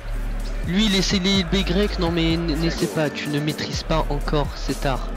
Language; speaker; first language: French; native; French